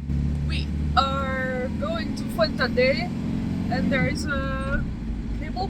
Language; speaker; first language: English; non-native, fluent; Dutch